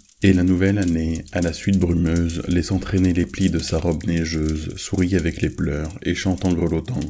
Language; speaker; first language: French; native; French